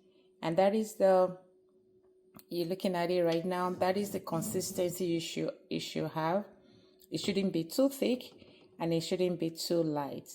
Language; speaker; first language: English; non-native, local second language; Yoruba